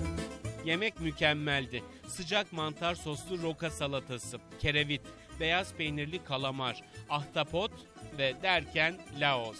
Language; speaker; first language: Turkish; native; Turkish